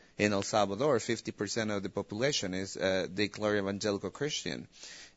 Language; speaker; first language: English; non-native, fluent; Spanish